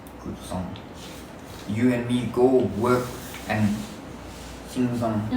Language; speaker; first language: English; non-native, learner; Thai